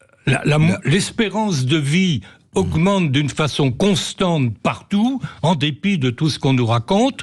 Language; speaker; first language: French; native; French